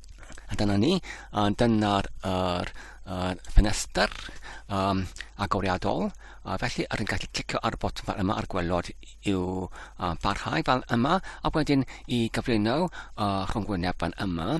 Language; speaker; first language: Welsh; non-native, learner; Polish